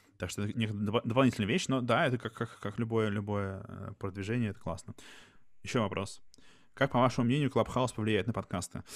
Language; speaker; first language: Russian; native; Russian